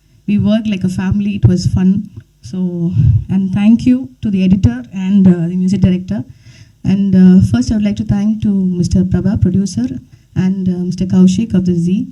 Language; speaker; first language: English; non-native, local second language; Tamil